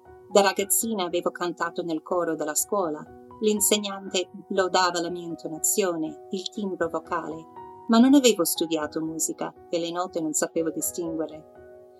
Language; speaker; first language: Italian; non-native, fluent; English